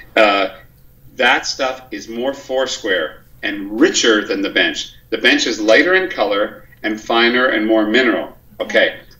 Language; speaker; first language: English; native; English